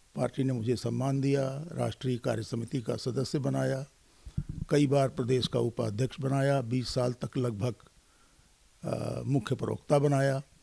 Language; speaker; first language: Hindi; native; Hindi